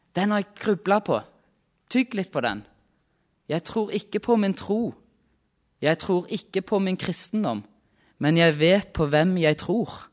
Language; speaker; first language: Norwegian; native; Norwegian